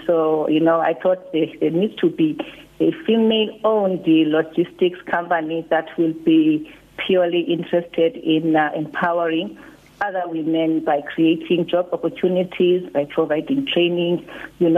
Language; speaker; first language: English; non-native, local second language; Xhosa